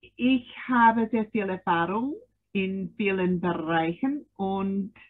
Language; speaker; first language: German; non-native, fluent; English